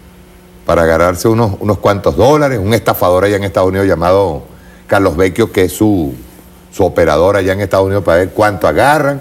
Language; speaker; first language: Spanish; native; Spanish